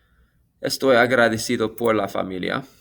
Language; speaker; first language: Spanish; non-native, fluent; English